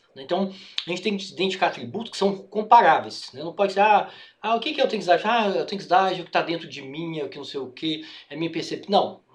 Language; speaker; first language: Portuguese; native; Portuguese